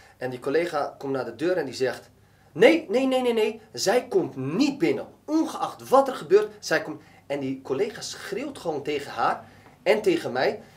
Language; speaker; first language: Dutch; early bilingual, other home language; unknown